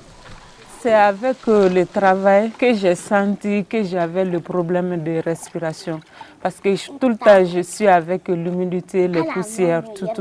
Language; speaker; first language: French; non-native, local second language; Bambara